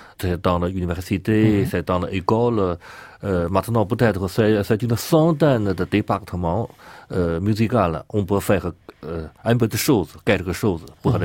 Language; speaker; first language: French; non-native, learner; Chinese